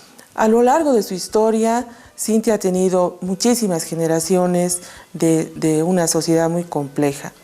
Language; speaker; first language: Spanish; native; Spanish